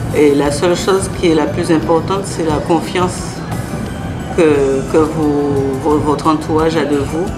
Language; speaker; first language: French; native; French